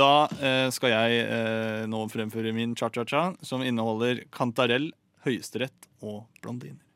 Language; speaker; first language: Norwegian; native; Norwegian